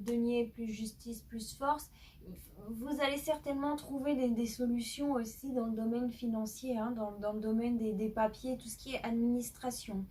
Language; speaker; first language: French; native; French